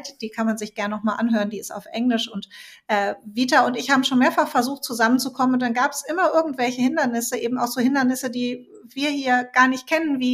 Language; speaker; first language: German; native; German